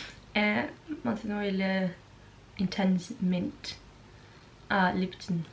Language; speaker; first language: French; non-native, learner; Norwegian